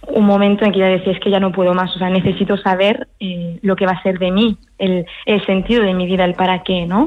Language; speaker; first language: Spanish; early bilingual, heritage; French